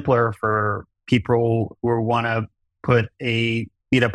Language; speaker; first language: English; native; English